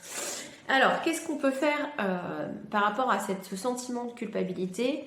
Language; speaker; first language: French; native; French